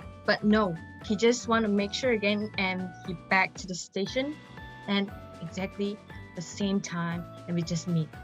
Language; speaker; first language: English; non-native, local second language; Chinese